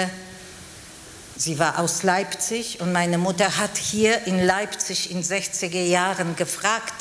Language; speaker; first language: German; non-native, fluent; Polish